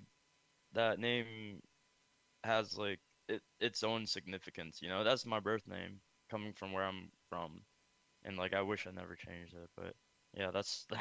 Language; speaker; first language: English; early bilingual, other home language; Khmer